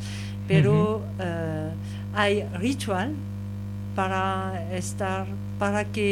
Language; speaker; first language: Spanish; non-native, learner; French